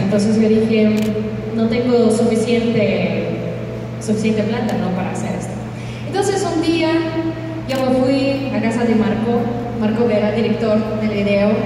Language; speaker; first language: Spanish; non-native, fluent; Russian